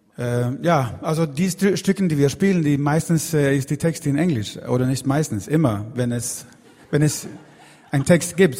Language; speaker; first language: German; non-native, learner; Swedish